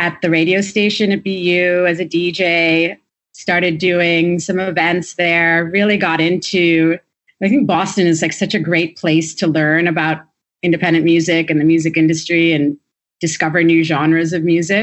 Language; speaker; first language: English; native; English